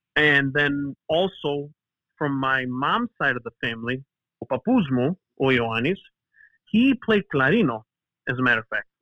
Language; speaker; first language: English; early bilingual, other home language; Greek